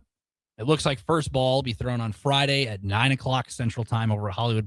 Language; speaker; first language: English; native; English